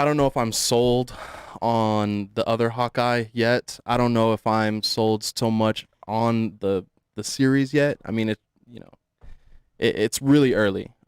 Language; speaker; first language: English; native; English